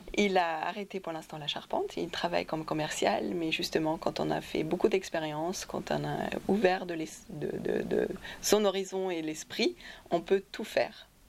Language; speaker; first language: French; non-native, fluent; German